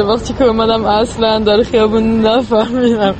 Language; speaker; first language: Persian; non-native, fluent; French